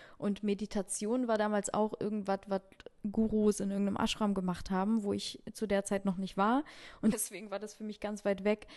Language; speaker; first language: German; early bilingual, other home language; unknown